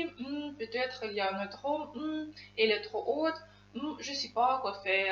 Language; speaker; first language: French; non-native, fluent; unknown